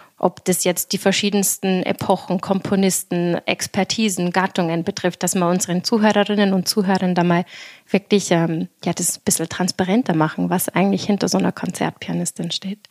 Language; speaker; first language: German; native; German